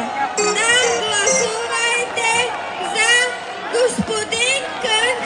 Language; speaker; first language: Bulgarian; non-native, local second language; Romany